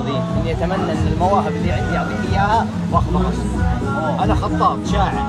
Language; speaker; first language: Arabic; native; Arabic